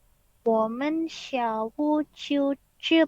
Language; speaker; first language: Chinese; non-native, learner; Indonesian